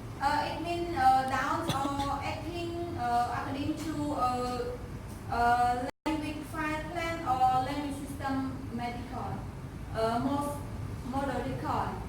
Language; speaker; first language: English; non-native, learner; Khmer